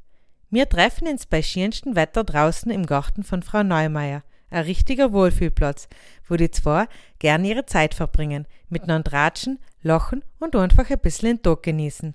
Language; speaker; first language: German; native; German